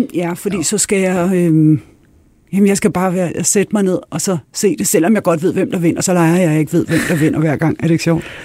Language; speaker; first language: Danish; native; Danish